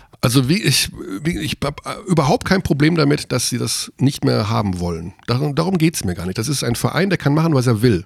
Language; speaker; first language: German; native; German